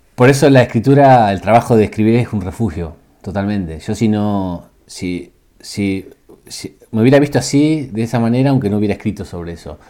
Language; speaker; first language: Spanish; native; Spanish